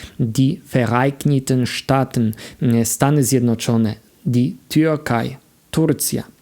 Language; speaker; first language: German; non-native, fluent; Polish